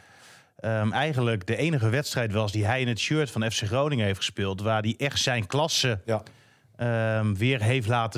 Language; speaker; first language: Dutch; native; Dutch